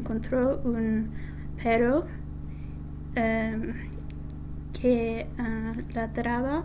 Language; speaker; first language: Spanish; non-native, learner; English